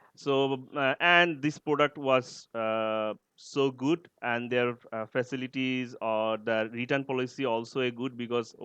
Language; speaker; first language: English; non-native, learner; Bangla